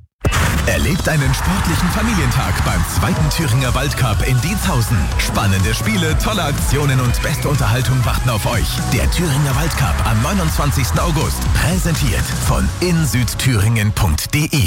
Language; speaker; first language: German; native; German